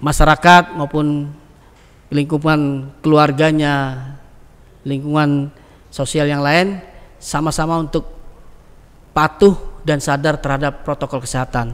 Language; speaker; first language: Indonesian; native; Indonesian